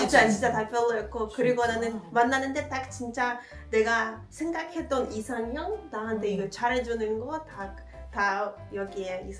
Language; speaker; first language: Korean; non-native, fluent; Ukrainian